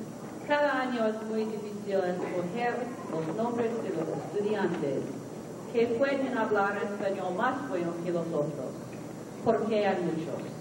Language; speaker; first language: Spanish; non-native, fluent; English